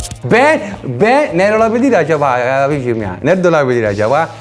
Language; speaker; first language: Turkish; non-native, learner; Italian